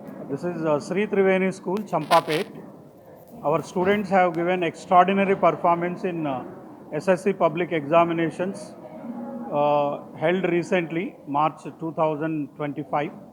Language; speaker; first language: English; non-native, local second language; Telugu